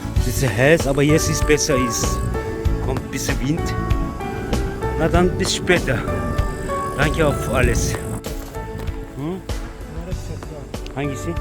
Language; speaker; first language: German; non-native, learner; Turkish